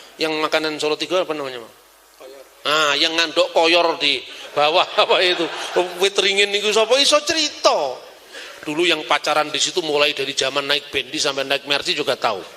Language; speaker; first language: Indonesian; non-native, local second language; Javanese